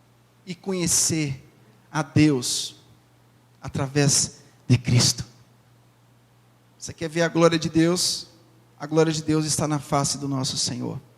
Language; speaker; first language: Portuguese; native; Portuguese